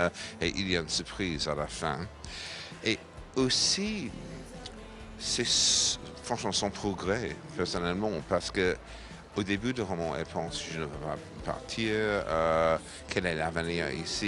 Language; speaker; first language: French; non-native, fluent; English